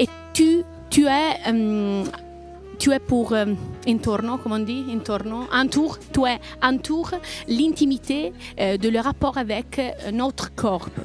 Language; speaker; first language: French; non-native, learner; Italian